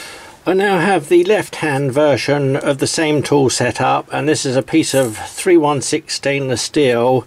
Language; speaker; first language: English; native; English